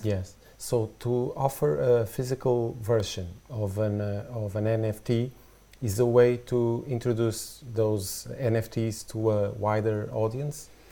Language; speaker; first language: English; non-native, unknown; Portuguese